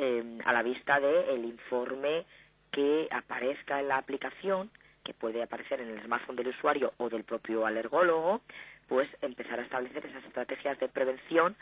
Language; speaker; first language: Spanish; native; Spanish